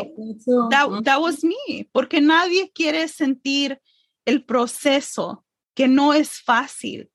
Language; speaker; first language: Spanish; early bilingual, heritage; English